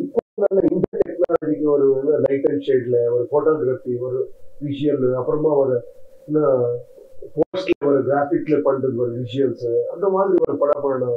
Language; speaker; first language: Tamil; non-native, learner; Kannada